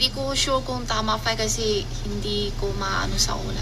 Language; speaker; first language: Filipino; non-native, learner; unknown